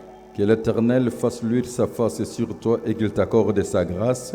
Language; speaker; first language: French; non-native, local second language; Lingala